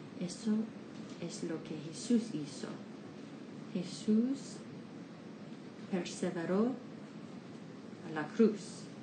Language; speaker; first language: Spanish; non-native, learner; English